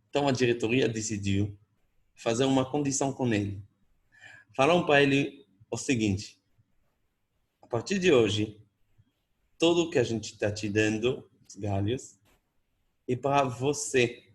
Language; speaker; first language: Portuguese; non-native, fluent; Hebrew